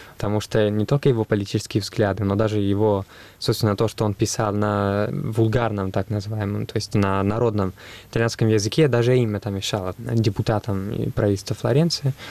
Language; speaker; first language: Russian; non-native, fluent; Italian